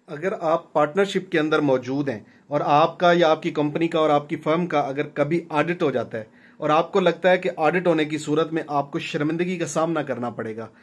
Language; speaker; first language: Urdu; non-native, local second language; Punjabi